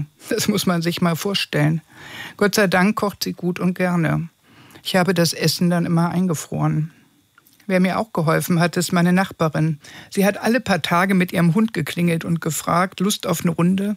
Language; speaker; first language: German; native; German